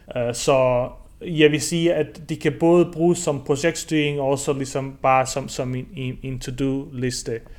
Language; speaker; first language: Danish; early bilingual, other home language; Bosnian